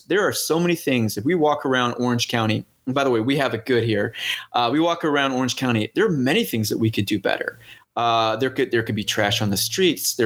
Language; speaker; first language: English; native; English